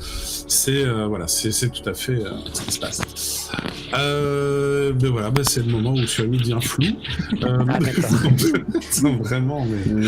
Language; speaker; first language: French; native; French